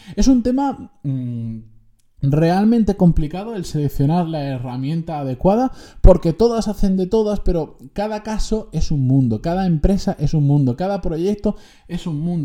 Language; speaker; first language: Spanish; native; Spanish